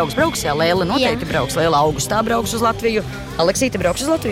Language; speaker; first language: Latvian; native; Latvian